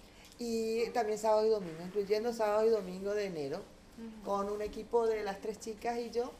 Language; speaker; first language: Spanish; native; Spanish